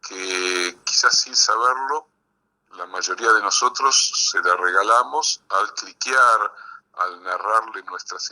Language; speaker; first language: Spanish; native; Spanish